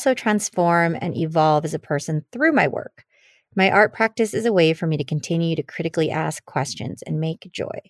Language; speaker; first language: English; early bilingual, other home language; Filipino